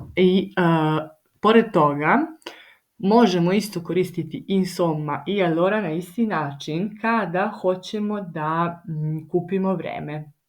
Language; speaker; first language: Bosnian; early bilingual, heritage; Italian